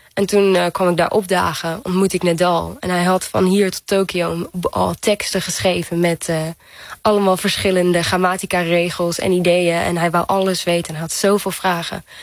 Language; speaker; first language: Dutch; non-native, fluent; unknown